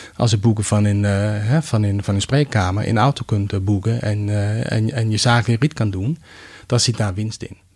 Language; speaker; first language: Dutch; non-native, fluent; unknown